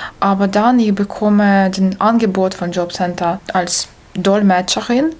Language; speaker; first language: German; non-native, learner; Ukrainian